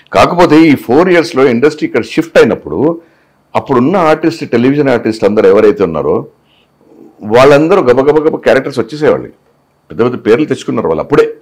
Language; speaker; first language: Telugu; non-native, local second language; Hindi